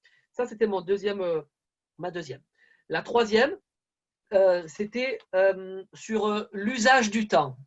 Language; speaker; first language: French; native; French